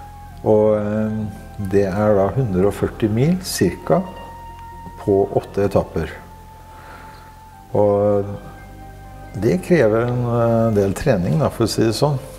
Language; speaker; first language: Norwegian; native; Norwegian